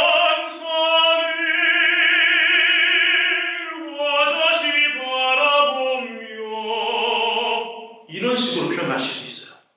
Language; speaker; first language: Korean; native; Korean